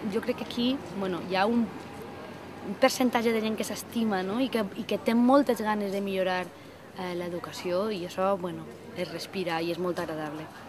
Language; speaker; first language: Catalan; non-native, local second language; Spanish